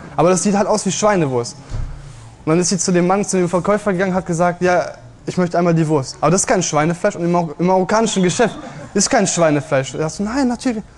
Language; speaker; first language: German; native; German